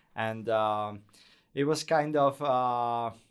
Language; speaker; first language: English; non-native, fluent; Spanish